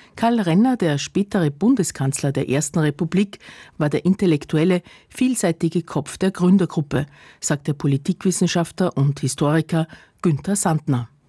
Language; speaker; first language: German; native; German